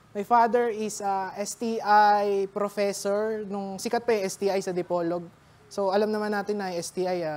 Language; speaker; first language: Filipino; native; Filipino